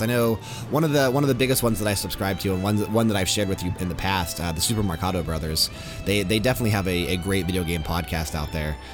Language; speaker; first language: English; native; English